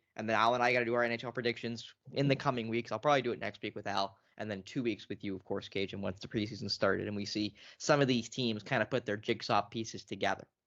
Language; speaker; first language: English; native; English